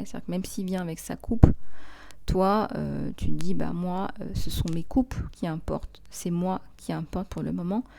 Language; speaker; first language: French; native; French